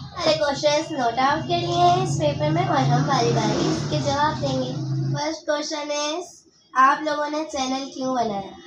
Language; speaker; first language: Urdu; native; Urdu